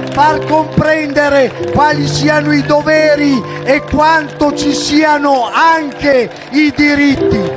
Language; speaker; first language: Italian; native; Italian